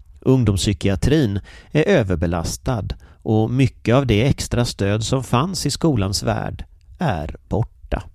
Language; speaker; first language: Swedish; native; Swedish